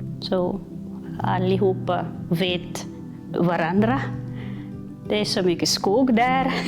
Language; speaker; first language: Swedish; non-native, learner; Malagasy